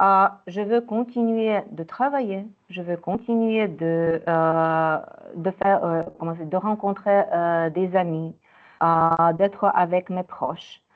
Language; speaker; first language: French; non-native, fluent; Ukrainian